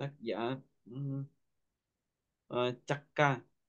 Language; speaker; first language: Korean; non-native, learner; Vietnamese